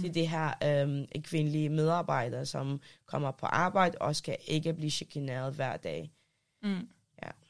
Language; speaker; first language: Danish; early bilingual, other home language; Arabic